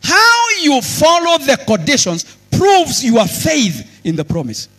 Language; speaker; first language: English; non-native, local second language; Swahili